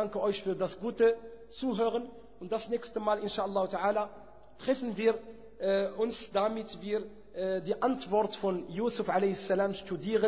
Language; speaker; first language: German; non-native, fluent; Arabic